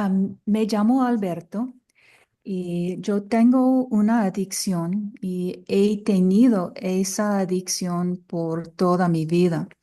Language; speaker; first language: Spanish; non-native, fluent; English